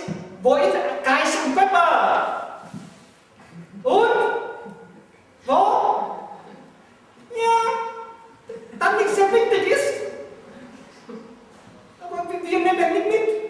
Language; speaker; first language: German; non-native, learner; Vietnamese